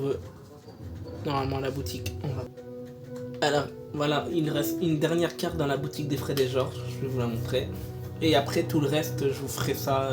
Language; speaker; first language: French; native; French